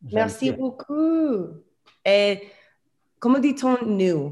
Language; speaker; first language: French; non-native, learner; English